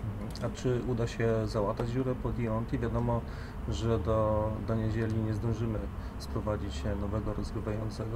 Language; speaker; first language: Polish; native; Polish